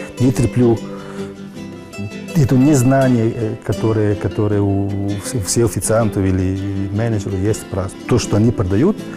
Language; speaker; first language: Russian; non-native, learner; Italian